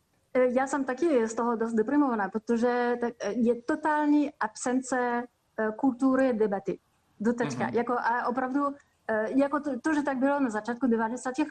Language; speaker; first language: Czech; non-native, fluent; French